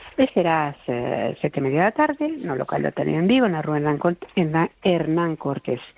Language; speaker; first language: Galician; non-native, local second language; Spanish